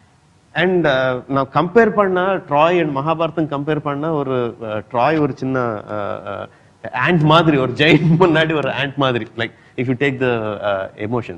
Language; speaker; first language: Tamil; non-native, fluent; Telugu